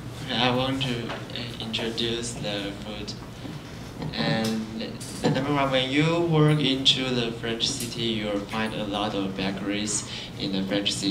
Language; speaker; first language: English; non-native, learner; Chinese